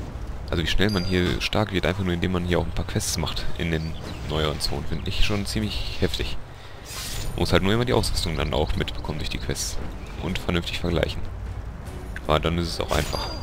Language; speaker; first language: German; native; German